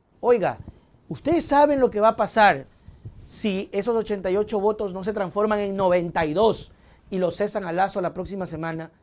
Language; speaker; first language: Spanish; native; Spanish